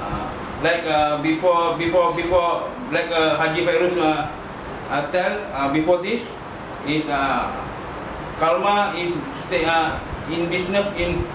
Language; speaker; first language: English; non-native, learner; Malay